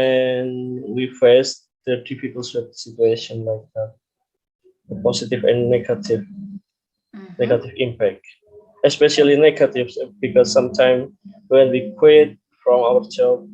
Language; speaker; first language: English; non-native, learner; Indonesian